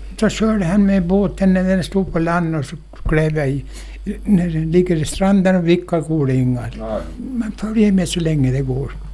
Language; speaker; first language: Swedish; native; Swedish